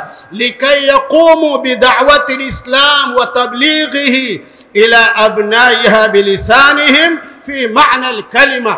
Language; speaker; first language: Arabic; non-native, fluent; Urdu